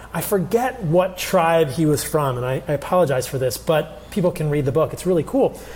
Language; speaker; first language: English; early bilingual, other home language; Italian